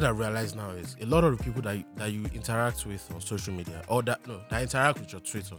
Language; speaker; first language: English; non-native, local second language; Yoruba